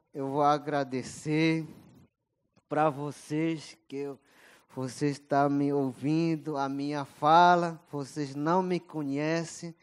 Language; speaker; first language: Portuguese; non-native, local second language; Yanomámi